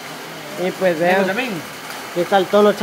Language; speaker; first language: Spanish; native; Spanish